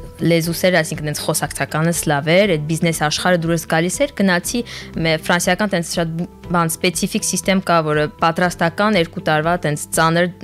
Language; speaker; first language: Armenian; early bilingual, heritage; French